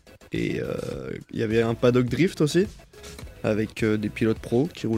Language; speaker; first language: French; native; French